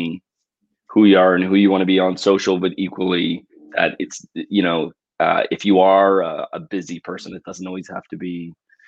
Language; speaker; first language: English; native; English